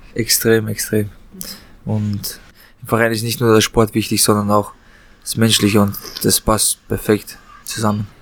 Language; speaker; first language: German; early bilingual, other home language; Chechen